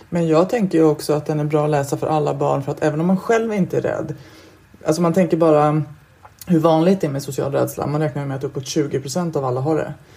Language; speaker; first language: Swedish; native; Swedish